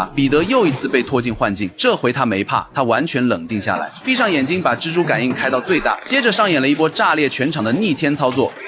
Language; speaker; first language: Chinese; native; Chinese